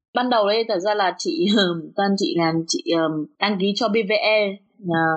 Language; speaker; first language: Vietnamese; early bilingual, other home language; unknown